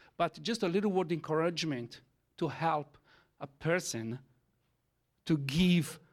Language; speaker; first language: English; non-native, learner; Italian